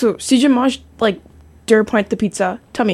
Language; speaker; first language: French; non-native, local second language; English